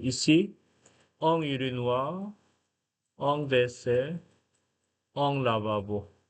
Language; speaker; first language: French; non-native, fluent; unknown